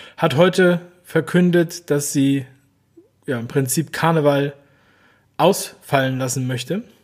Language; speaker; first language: German; native; German